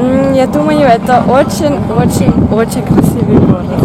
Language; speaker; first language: Russian; non-native, learner; German